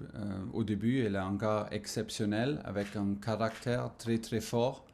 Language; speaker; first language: French; non-native, learner; German